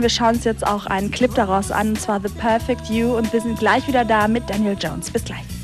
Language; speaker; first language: German; native; German